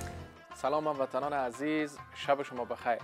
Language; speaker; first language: Persian; native; Persian